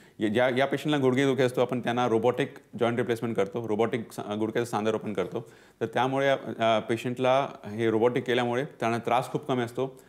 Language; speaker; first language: Marathi; non-native, local second language; Punjabi